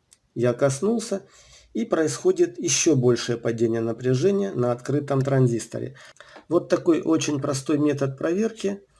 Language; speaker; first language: Russian; native; Russian